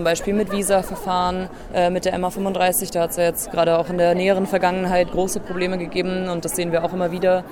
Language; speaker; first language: German; native; German